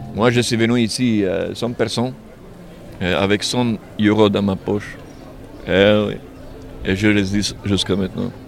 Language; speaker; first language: French; non-native, learner; Serbian